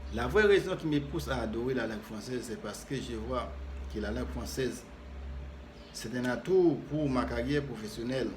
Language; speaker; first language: French; non-native, fluent; Spanish